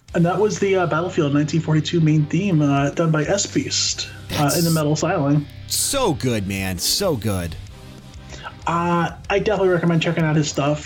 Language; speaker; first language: English; native; English